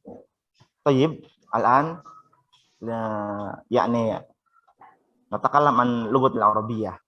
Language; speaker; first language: Arabic; non-native, fluent; Indonesian